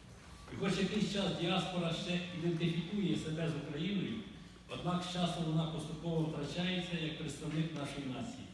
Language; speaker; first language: Ukrainian; native; Ukrainian